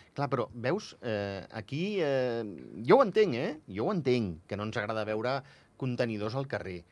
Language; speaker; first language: Catalan; native; Catalan